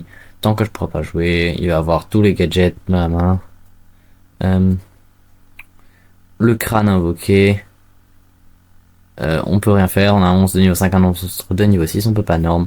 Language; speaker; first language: French; native; French